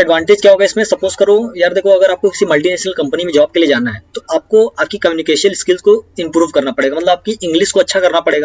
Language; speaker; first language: Hindi; native; Hindi